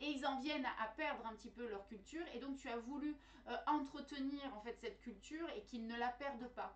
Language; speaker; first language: French; native; French